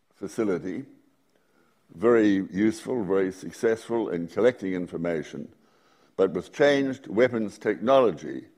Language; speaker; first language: English; native; English